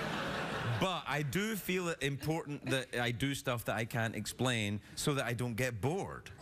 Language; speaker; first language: English; native; English